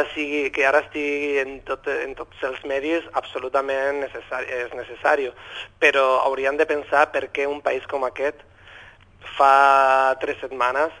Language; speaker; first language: Catalan; non-native, local second language; Spanish